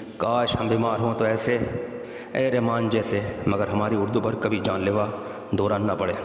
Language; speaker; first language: Urdu; native; Urdu